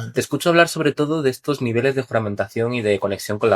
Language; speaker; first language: Spanish; native; Spanish